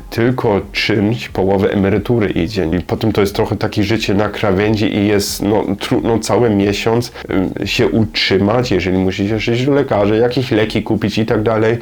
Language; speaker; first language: Polish; non-native, learner; German